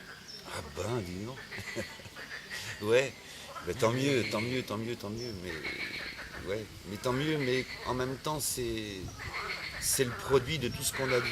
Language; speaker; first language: French; native; French